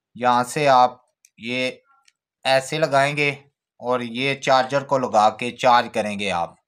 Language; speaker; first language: Urdu; non-native, local second language; Pahari-Potwari